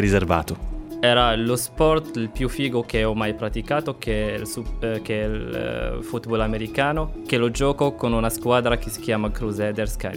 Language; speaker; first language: Italian; non-native, fluent; Arabic